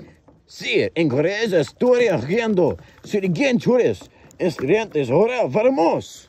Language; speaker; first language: Spanish; non-native, learner; English